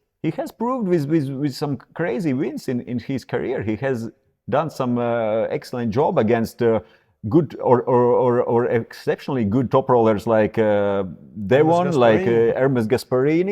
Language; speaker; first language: English; non-native, fluent; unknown